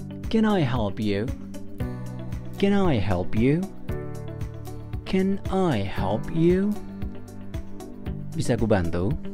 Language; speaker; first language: English; non-native, fluent; Indonesian